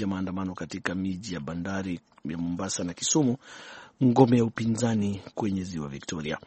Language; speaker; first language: Swahili; non-native, local second language; Kikuyu